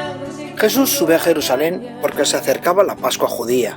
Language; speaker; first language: Spanish; native; Spanish